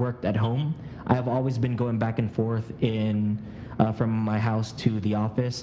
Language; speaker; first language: English; non-native, local second language; Filipino